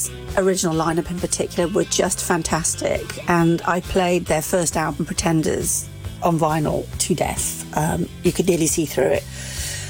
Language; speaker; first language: English; native; English